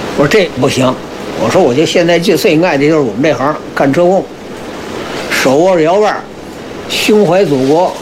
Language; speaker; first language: Chinese; native; Chinese